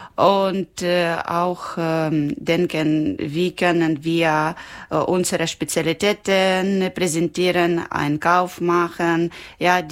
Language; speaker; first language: German; non-native, learner; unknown